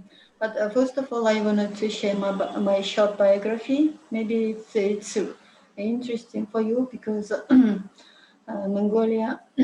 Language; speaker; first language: English; non-native, learner; Mongolian